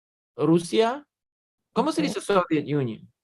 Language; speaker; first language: Spanish; non-native, learner; Russian